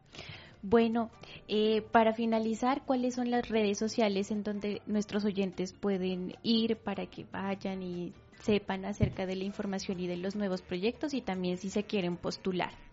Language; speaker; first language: Spanish; native; Spanish